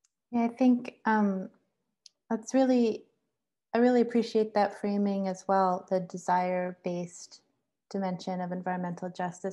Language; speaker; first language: English; native; English